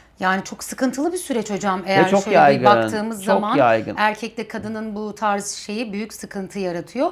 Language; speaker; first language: Turkish; native; Turkish